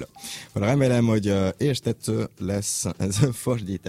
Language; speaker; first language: Hungarian; non-native, learner; French